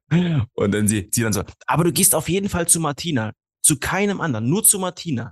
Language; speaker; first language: German; native; German